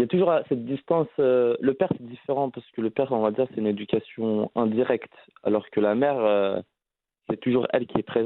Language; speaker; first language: French; early bilingual, other home language; Arabic